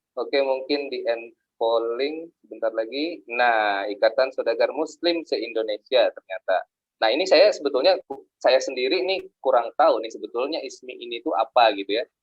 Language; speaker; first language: Indonesian; native; Indonesian